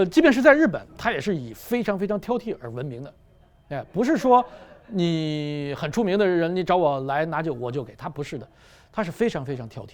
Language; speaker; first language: Chinese; native; Chinese